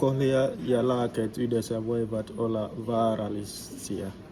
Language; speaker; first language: Finnish; non-native, learner; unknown